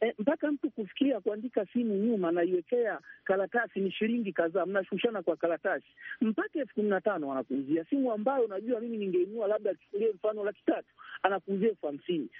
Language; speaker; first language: Swahili; native; Swahili